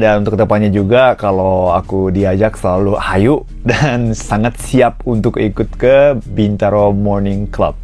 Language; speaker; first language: Indonesian; non-native, fluent; Japanese